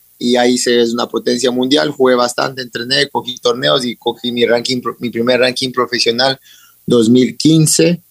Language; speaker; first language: Spanish; native; Spanish